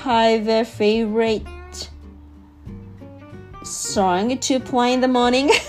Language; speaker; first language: English; non-native, learner; Japanese